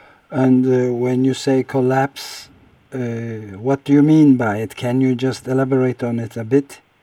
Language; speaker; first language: English; non-native, fluent; Turkish